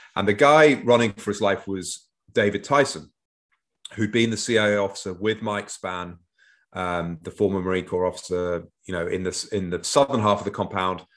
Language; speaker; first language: English; native; English